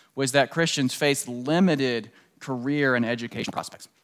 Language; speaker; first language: English; native; English